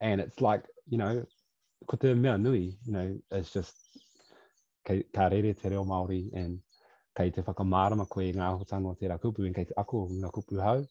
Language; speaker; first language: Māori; non-native, local second language; English